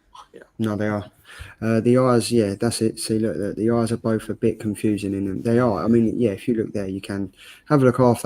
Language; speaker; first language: English; native; English